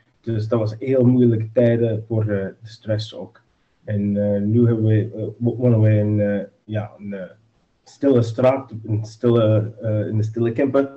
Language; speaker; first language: Dutch; non-native, learner; English